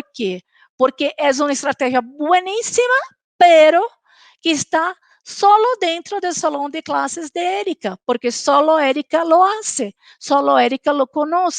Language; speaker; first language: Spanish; non-native, local second language; Portuguese